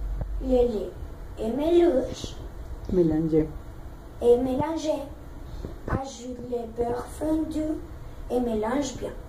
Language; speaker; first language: French; non-native, learner; Spanish